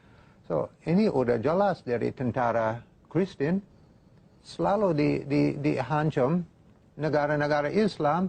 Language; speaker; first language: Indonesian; non-native, fluent; English